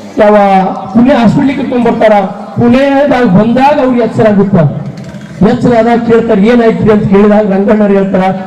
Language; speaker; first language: Kannada; native; Kannada